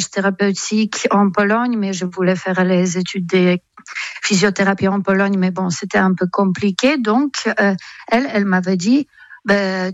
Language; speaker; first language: French; non-native, fluent; Polish